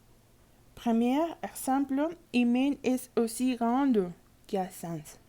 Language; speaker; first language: French; non-native, learner; Spanish